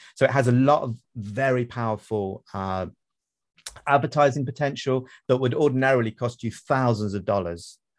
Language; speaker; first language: English; native; English